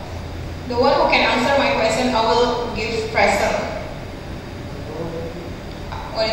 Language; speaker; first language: English; non-native, fluent; Indonesian